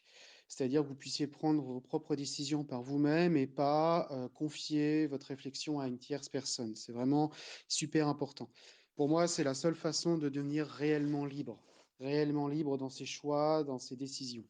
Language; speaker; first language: French; native; French